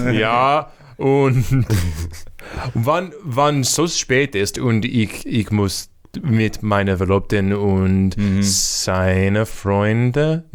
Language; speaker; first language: German; non-native, learner; English